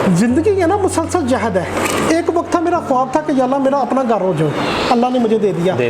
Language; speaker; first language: Urdu; non-native, local second language; Punjabi